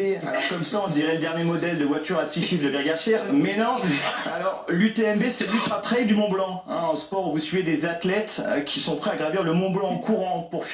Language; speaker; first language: French; native; French